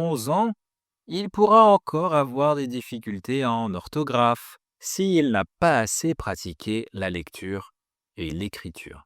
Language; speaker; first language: French; native; French